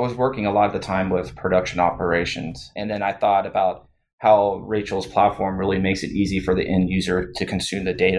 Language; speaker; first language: English; native; English